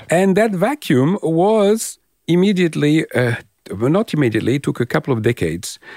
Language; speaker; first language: English; non-native, fluent; French